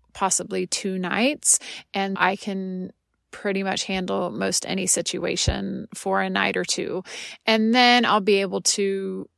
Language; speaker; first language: English; native; English